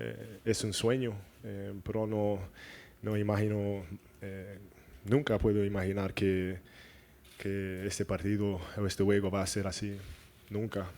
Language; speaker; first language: Spanish; non-native, learner; English